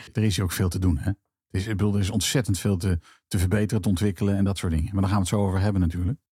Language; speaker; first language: Dutch; native; Dutch